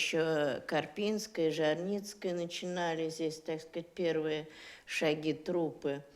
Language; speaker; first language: Russian; native; Russian